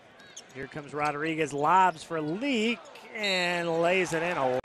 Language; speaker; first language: English; native; English